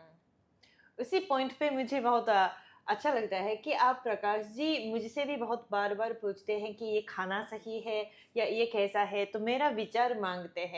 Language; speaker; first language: Hindi; non-native, fluent; Japanese